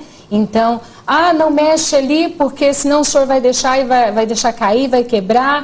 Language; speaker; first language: Portuguese; native; Portuguese